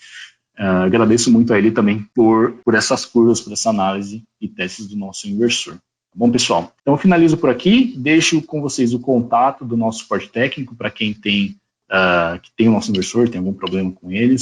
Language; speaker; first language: Portuguese; native; Portuguese